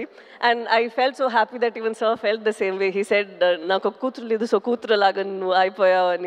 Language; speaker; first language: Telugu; non-native, fluent; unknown